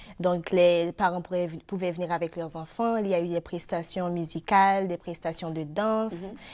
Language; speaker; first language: French; non-native, local second language; Haitian Creole